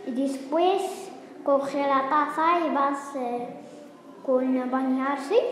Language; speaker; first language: Spanish; non-native, learner; Arabic